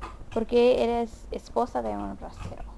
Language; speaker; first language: Spanish; early bilingual, heritage; Spanish